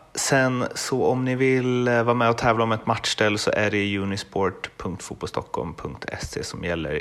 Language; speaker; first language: Swedish; native; Swedish